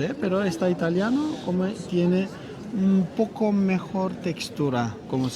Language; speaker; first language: Spanish; non-native, learner; Turkish